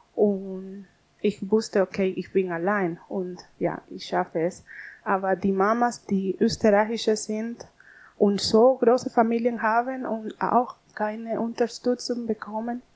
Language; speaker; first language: German; non-native, learner; Spanish